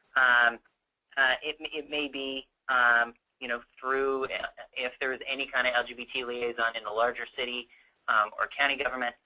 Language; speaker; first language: English; native; English